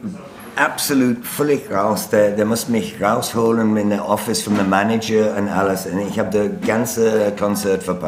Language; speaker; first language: German; non-native, learner; English